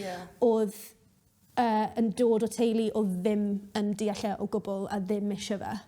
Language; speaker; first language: Welsh; native; Welsh